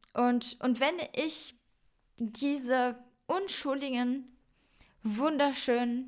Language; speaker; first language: German; non-native, fluent; French